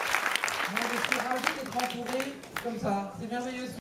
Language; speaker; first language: French; native; French